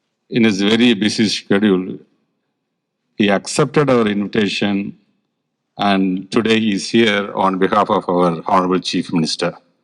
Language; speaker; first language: English; non-native, local second language; Tamil